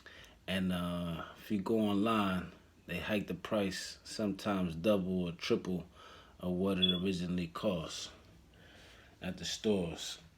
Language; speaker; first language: English; native; English